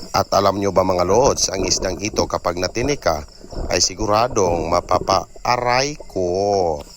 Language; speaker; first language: Filipino; non-native, local second language; Cebuano